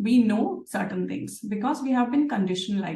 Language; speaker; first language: English; non-native, local second language; Hindi